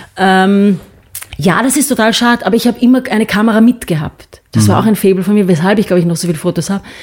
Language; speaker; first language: German; early bilingual, other home language; English